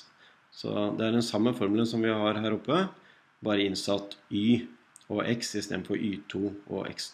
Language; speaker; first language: Norwegian; native; Norwegian